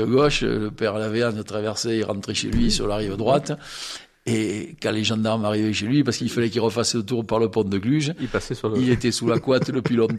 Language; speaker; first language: French; native; French